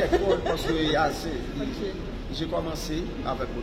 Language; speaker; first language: French; non-native, learner; Haitian Creole